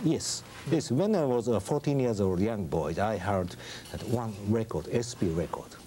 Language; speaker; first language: English; non-native, learner; Japanese